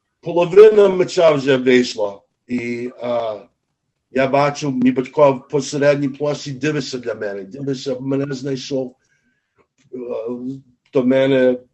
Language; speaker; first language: Ukrainian; early bilingual, heritage; Ukrainian